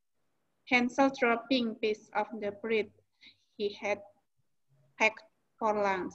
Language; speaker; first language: English; non-native, learner; Indonesian